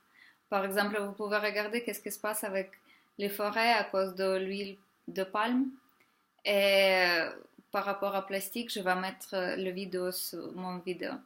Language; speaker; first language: French; non-native, fluent; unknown